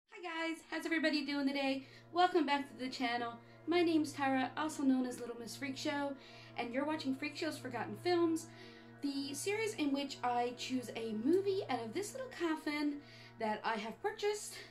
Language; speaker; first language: English; native; English